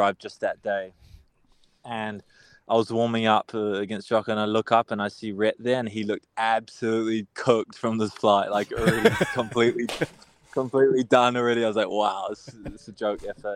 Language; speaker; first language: English; native; English